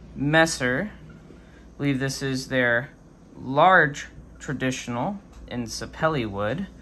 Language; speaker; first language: English; native; English